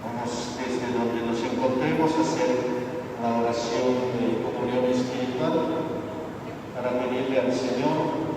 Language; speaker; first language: Spanish; native; Spanish